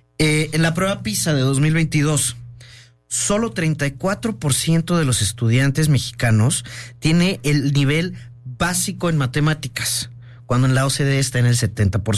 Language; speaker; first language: Spanish; native; Spanish